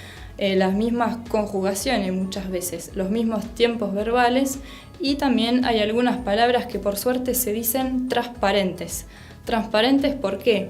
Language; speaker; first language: Spanish; non-native, fluent; French